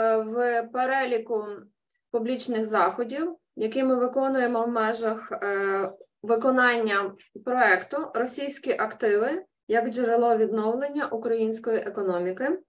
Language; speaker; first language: Ukrainian; native; Ukrainian